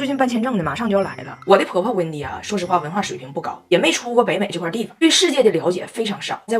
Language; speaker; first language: Chinese; native; Chinese